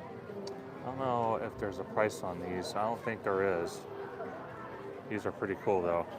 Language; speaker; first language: English; native; English